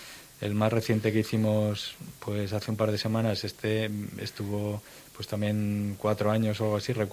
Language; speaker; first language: Spanish; native; Spanish